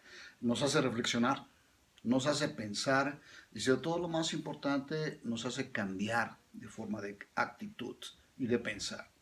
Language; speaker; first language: Spanish; native; Spanish